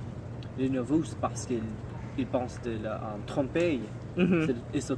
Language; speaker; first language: French; non-native, learner; English